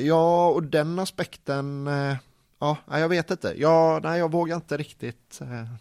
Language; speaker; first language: Swedish; native; Swedish